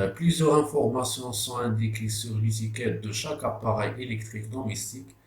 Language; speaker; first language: French; non-native, local second language; Arabic